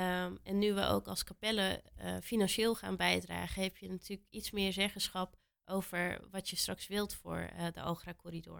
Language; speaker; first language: Dutch; native; Dutch